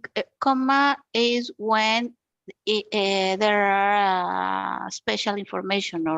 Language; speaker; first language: English; non-native, learner; Spanish